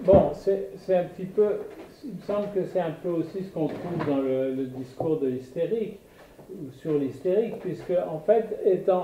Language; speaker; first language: French; native; French